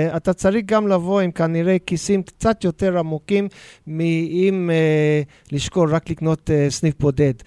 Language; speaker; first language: Hebrew; non-native, fluent; English